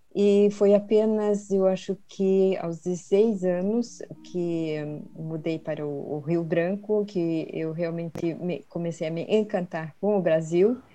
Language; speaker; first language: Portuguese; early bilingual, other home language; Swedish